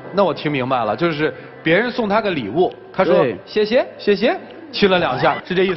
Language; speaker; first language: Chinese; native; Chinese